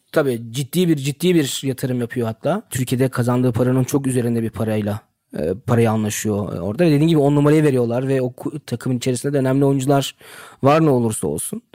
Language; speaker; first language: Turkish; early bilingual, heritage; Turkish